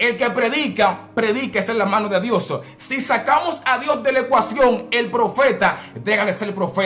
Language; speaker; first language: Spanish; native; Spanish